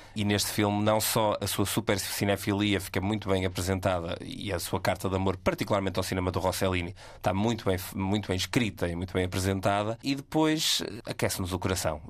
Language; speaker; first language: Portuguese; native; Portuguese